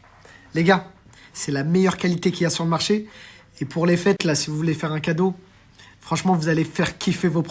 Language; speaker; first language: French; native; French